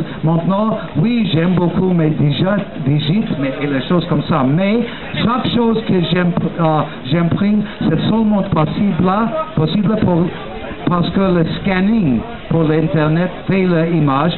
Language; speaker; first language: French; non-native, learner; English